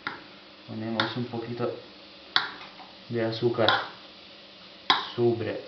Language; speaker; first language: Spanish; non-native, fluent; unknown